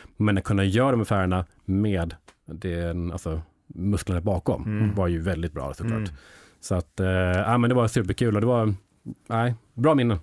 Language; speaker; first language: Swedish; early bilingual, heritage; English